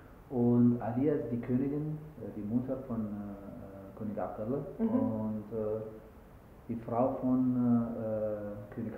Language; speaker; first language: German; non-native, learner; Arabic